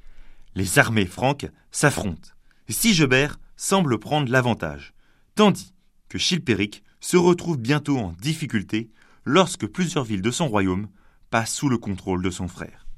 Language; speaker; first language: French; native; French